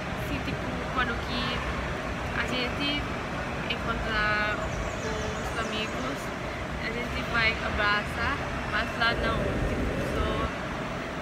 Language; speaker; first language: Portuguese; non-native, learner; Thai